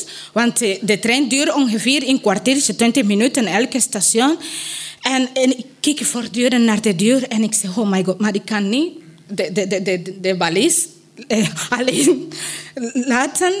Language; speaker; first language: Dutch; non-native, learner; Spanish